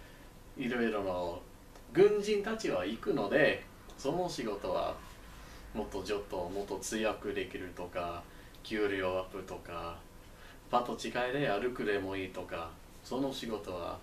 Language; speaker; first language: Japanese; non-native, learner; English